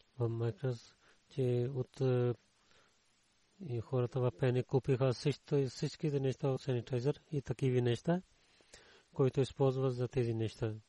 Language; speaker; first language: Bulgarian; non-native, learner; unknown